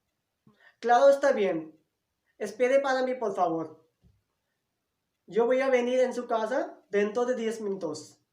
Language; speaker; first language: Spanish; non-native, learner; Hindi